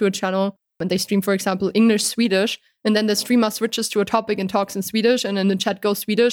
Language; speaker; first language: English; non-native, fluent; German